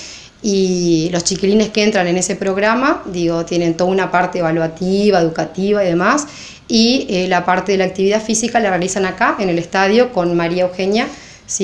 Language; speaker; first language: Spanish; native; Spanish